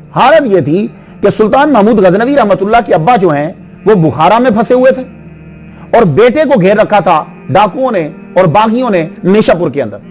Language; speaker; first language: Urdu; native; Urdu